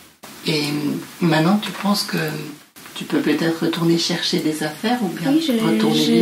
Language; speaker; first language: French; native; French